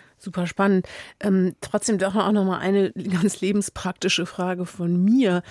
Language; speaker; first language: German; native; German